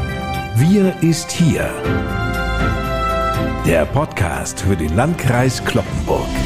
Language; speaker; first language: German; native; German